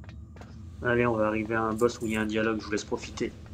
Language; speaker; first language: French; native; French